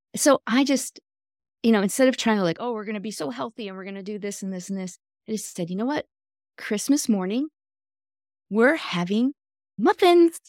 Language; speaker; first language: English; native; English